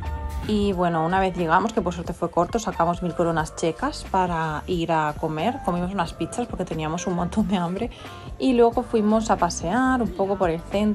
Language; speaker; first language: Spanish; native; Spanish